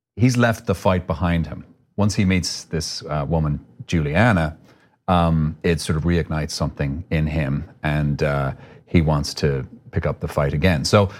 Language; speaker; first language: English; native; English